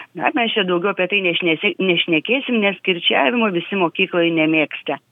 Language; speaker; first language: Lithuanian; native; Lithuanian